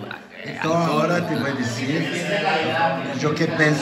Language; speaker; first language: Spanish; non-native, fluent; Portuguese